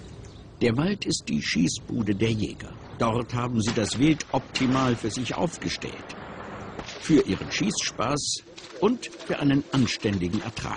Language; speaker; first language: German; native; German